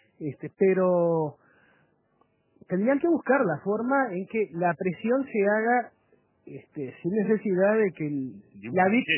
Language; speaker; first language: Spanish; native; Spanish